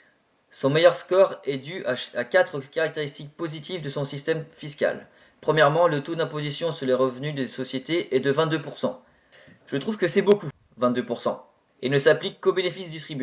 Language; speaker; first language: French; native; French